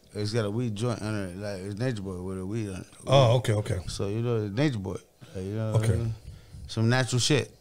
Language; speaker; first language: English; native; English